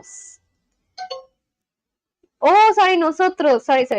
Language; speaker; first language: Spanish; non-native, learner; Bangla